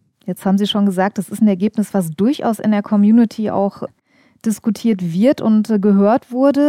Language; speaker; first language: German; native; German